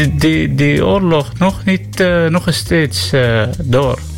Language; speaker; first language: Dutch; non-native, learner; Arabic